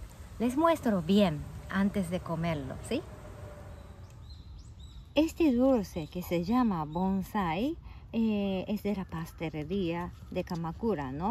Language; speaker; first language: Spanish; non-native, fluent; Japanese